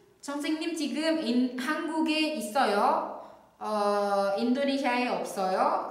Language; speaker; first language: Korean; non-native, fluent; Indonesian